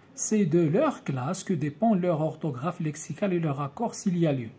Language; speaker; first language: French; non-native, local second language; Arabic